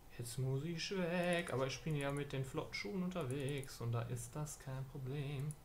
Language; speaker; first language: German; native; German